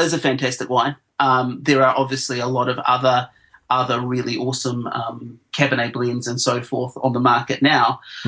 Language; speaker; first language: English; native; English